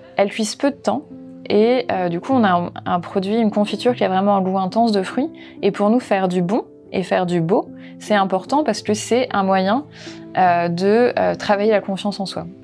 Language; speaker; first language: French; native; French